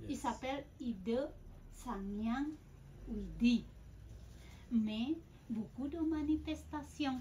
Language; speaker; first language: French; non-native, fluent; Balinese